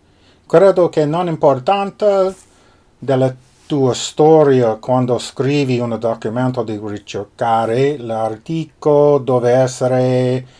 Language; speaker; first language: Italian; non-native, learner; English